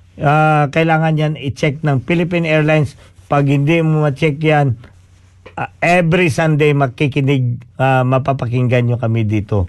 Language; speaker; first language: Filipino; native; Filipino